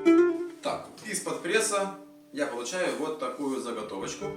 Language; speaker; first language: Russian; native; Russian